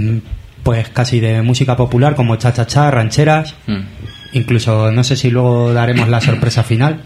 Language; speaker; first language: Spanish; native; Spanish